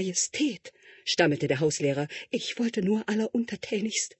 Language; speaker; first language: German; native; German